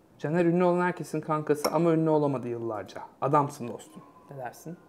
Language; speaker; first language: Turkish; native; Turkish